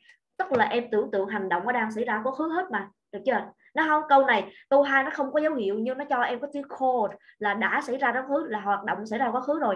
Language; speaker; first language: Vietnamese; native; Vietnamese